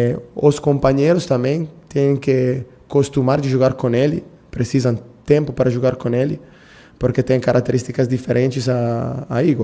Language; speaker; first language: Portuguese; non-native, fluent; Italian